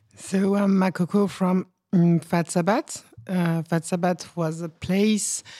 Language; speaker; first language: English; non-native, learner; French